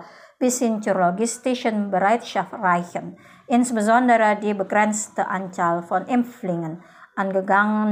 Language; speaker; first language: German; non-native, fluent; Indonesian